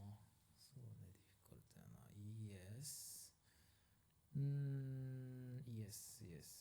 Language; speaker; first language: English; non-native, learner; Japanese